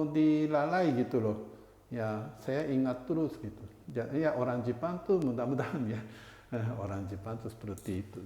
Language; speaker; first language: Indonesian; non-native, fluent; Japanese